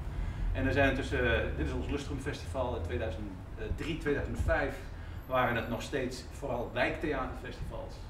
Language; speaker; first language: Dutch; native; Dutch